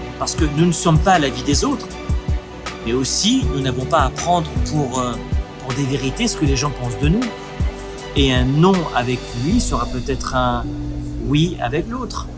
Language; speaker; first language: French; native; French